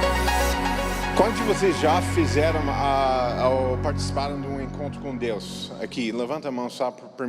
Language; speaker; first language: Portuguese; non-native, fluent; English